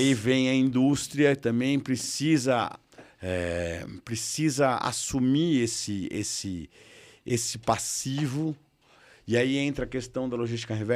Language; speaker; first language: Portuguese; native; Portuguese